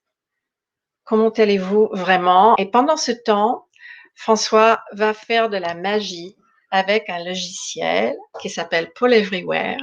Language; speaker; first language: French; non-native, fluent; English